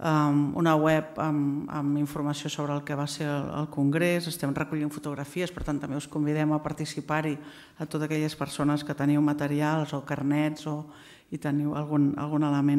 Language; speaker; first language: Catalan; native; Catalan